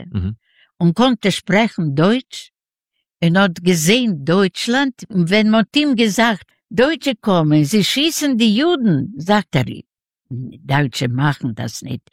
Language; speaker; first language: German; non-native, learner; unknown